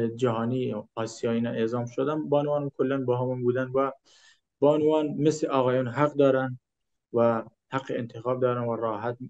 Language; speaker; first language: Persian; native; Persian